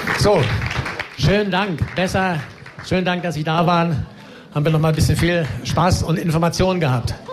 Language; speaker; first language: German; native; German